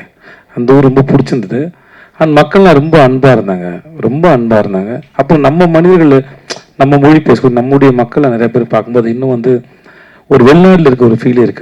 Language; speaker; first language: Tamil; native; Tamil